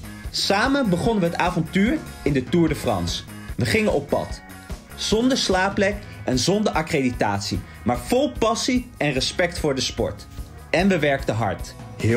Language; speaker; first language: Dutch; native; Dutch